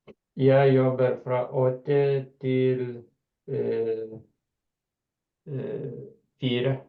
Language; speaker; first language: Norwegian; non-native, learner; Lithuanian